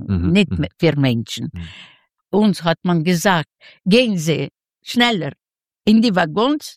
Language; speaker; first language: German; non-native, learner; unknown